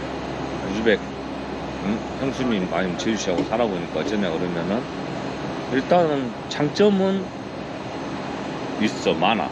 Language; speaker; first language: Korean; native; Korean